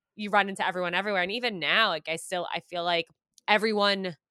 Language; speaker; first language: English; native; English